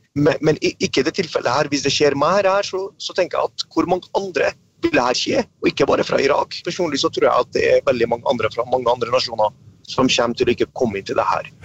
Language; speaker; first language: Norwegian; early bilingual, other home language; Arabic